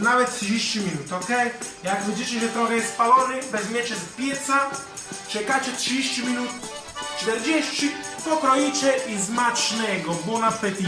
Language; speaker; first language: Polish; non-native, learner; Italian